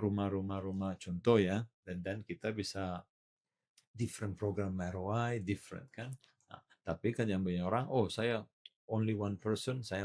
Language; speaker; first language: Indonesian; non-native, learner; Italian